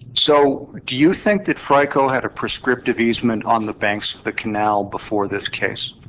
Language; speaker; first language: English; native; English